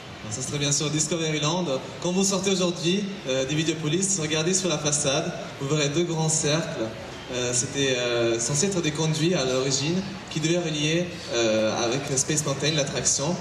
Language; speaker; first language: French; native; French